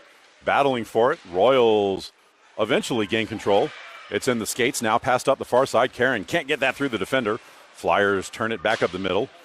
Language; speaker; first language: English; native; English